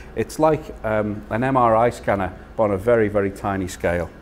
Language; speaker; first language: English; native; English